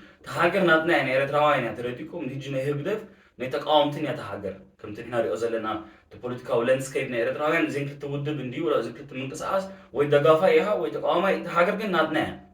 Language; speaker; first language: Tigrinya; early bilingual, heritage; Tigrinya